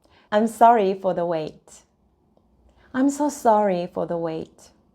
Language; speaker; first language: English; non-native, fluent; Korean